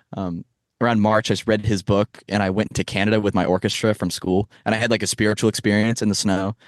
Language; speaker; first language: English; native; English